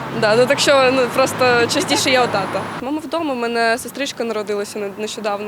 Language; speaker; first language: Ukrainian; non-native, local second language; Russian